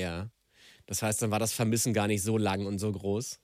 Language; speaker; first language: German; native; German